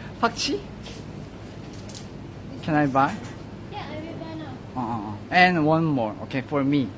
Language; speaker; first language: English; non-native, learner; Korean